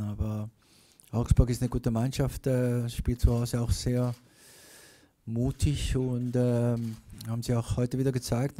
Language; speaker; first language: German; non-native, fluent; Italian